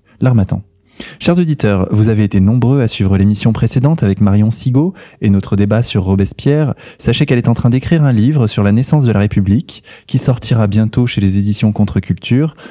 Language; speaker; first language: French; native; French